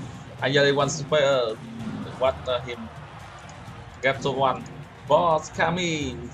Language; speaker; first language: English; non-native, learner; Vietnamese